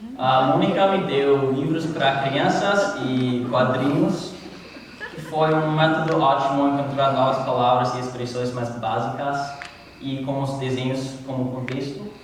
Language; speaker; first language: Portuguese; non-native, learner; English